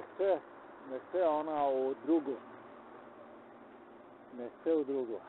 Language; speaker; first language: Polish; non-native, learner; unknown